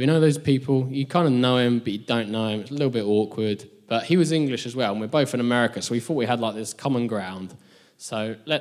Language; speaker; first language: English; native; English